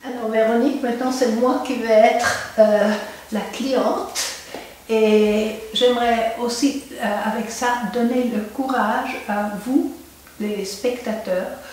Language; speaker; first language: French; non-native, local second language; German